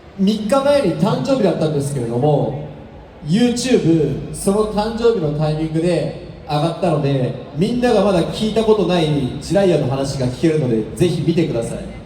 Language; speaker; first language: Japanese; native; Japanese